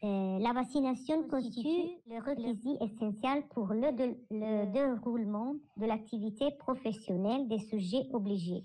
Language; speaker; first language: French; non-native, learner; Italian